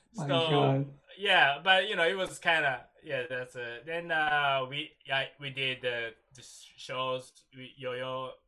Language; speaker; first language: English; non-native, learner; Japanese